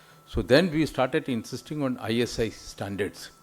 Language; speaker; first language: English; non-native, local second language; Tamil